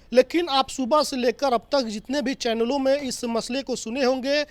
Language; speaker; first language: Hindi; native; Hindi